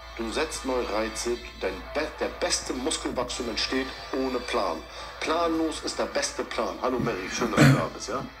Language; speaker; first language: German; early bilingual, other home language; Turkish